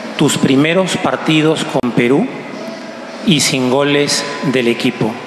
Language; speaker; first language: Spanish; native; Spanish